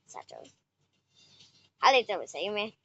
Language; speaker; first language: Chinese; native; Chinese